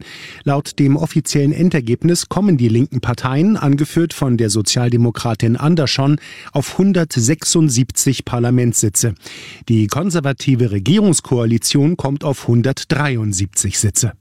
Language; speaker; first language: German; native; German